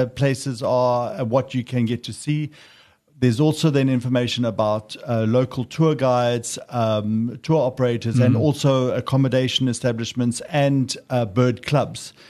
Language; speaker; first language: English; native; English